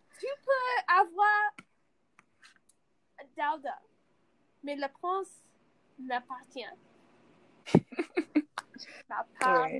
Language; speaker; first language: French; non-native, learner; English